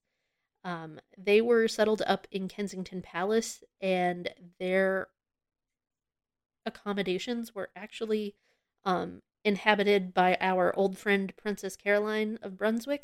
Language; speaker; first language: English; native; English